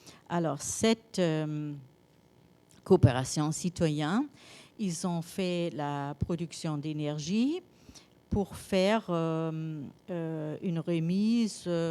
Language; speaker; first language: French; non-native, learner; German